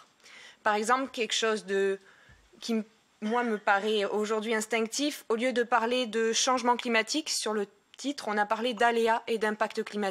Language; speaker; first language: French; native; French